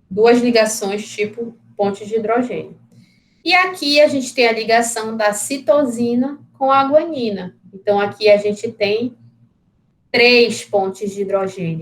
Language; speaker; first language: Portuguese; native; Portuguese